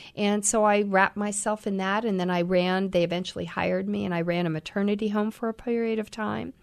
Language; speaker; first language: English; native; English